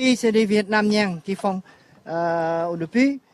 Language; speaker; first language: French; non-native, learner; Vietnamese